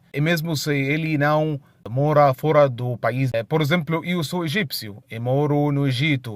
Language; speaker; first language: Portuguese; non-native, fluent; Arabic